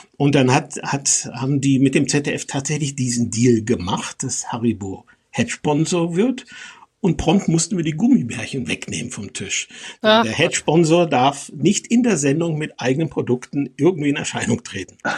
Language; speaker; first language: German; native; German